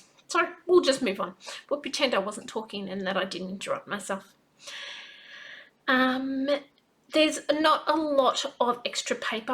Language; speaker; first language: English; native; English